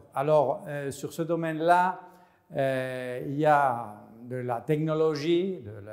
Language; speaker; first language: French; non-native, fluent; Spanish